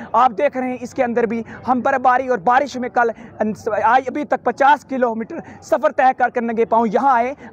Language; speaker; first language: Hindi; native; Hindi